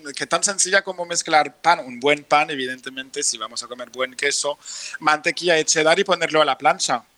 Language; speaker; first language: Spanish; non-native, fluent; French